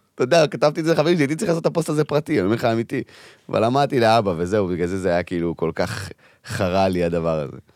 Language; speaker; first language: Hebrew; early bilingual, other home language; Arabic